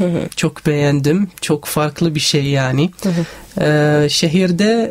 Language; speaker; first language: Turkish; non-native, learner; Arabic